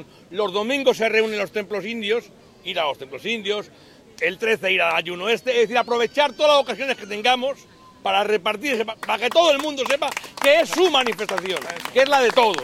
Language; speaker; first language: Spanish; native; Spanish